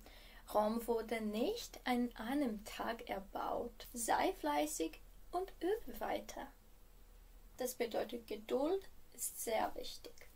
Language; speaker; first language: German; non-native, fluent; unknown